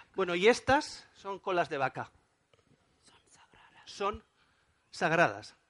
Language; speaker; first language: Spanish; non-native, fluent; Wolof